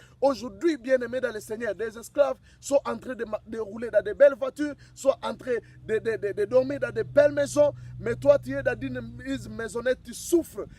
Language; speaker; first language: French; non-native, local second language; Swahili